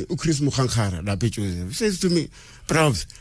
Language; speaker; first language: English; non-native, local second language; Zulu